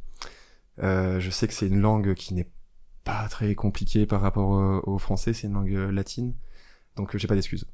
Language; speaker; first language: French; native; French